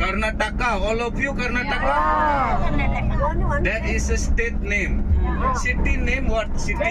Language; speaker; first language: English; non-native, learner; Balinese